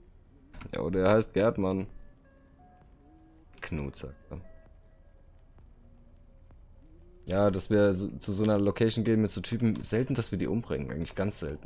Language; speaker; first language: German; native; German